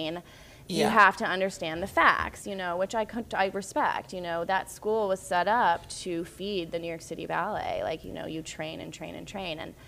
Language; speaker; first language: English; native; English